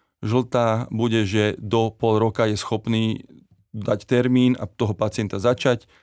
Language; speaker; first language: Slovak; native; Slovak